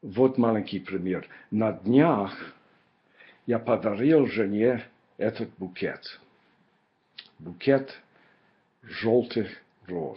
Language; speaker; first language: Russian; non-native, fluent; English